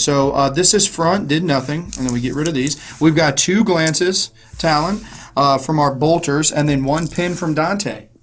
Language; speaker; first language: English; native; English